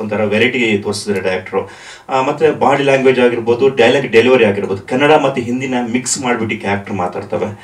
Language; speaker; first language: Kannada; native; Kannada